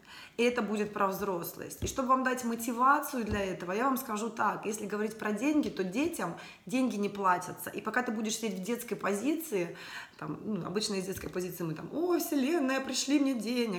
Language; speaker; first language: Russian; native; Russian